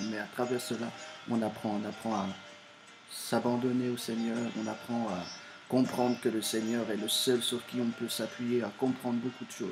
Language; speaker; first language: French; native; French